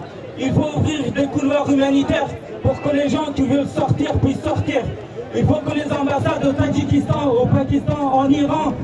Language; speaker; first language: French; non-native, fluent; Persian